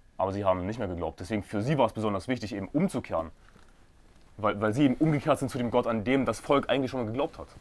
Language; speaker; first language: German; native; German